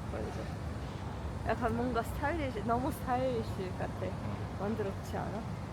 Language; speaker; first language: Korean; non-native, learner; Russian